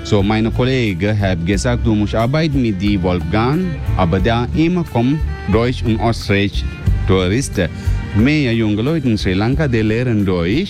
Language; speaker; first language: German; non-native, learner; Sinhala